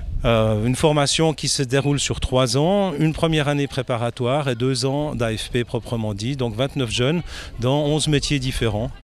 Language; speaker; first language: French; native; French